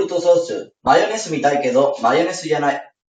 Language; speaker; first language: Japanese; non-native, learner; Spanish